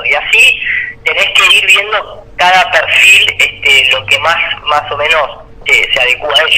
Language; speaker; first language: Spanish; native; Spanish